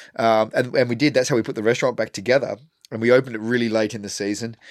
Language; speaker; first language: English; native; English